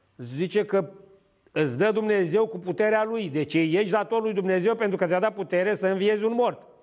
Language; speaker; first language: Romanian; native; Romanian